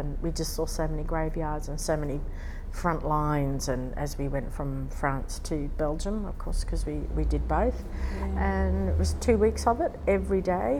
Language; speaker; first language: English; native; English